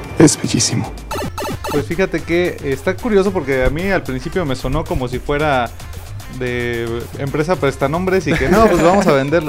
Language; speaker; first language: Spanish; native; Spanish